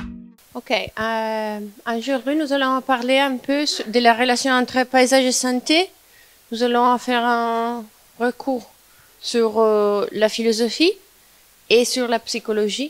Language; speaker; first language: French; non-native, fluent; Italian